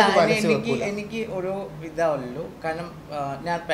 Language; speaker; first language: Malayalam; non-native, learner; Assamese